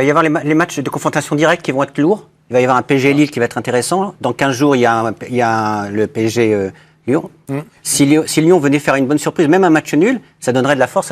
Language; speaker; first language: French; native; French